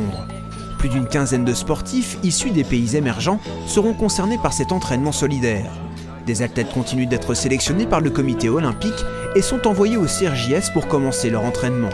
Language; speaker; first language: French; native; French